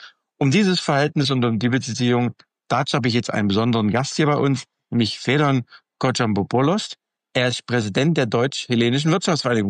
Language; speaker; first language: German; native; German